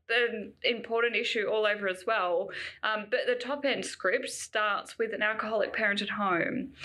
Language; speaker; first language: English; native; English